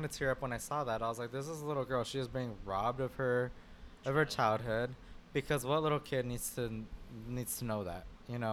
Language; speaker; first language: English; native; English